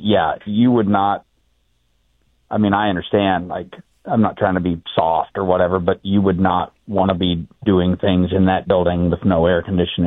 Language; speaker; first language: English; native; English